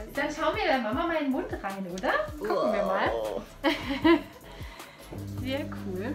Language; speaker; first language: German; native; German